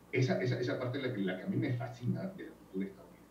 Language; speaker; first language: Spanish; native; Spanish